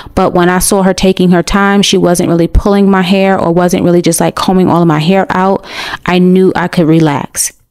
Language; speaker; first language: English; native; English